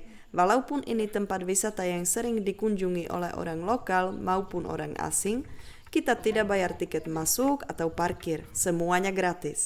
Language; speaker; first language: Indonesian; non-native, fluent; Czech